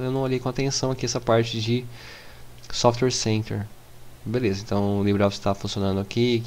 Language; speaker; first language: Portuguese; native; Portuguese